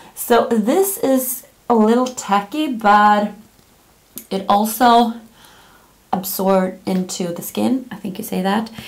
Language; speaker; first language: English; non-native, fluent; Swedish